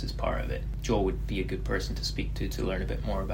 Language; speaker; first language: English; native; English